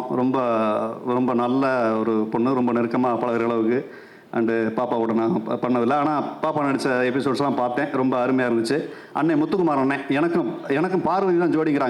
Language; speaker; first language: Tamil; native; Tamil